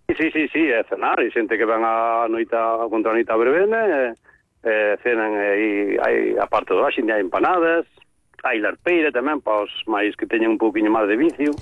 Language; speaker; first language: Galician; native; Galician